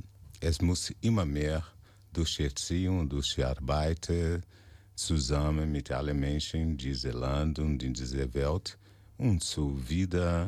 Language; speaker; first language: German; non-native, fluent; Portuguese